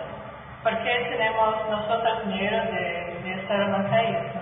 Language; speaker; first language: Spanish; non-native, learner; English